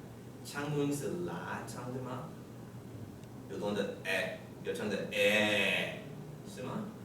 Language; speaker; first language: Chinese; non-native, fluent; English